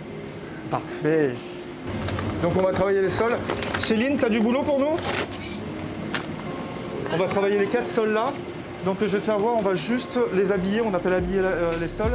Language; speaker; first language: French; native; French